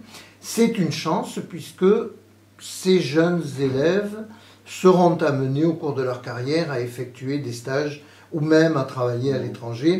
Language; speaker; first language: French; native; French